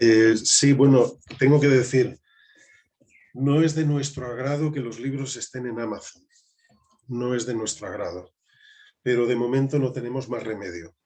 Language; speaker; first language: Spanish; native; Spanish